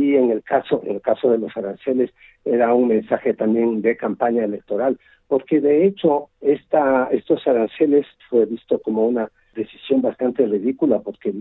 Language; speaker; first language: Spanish; native; Spanish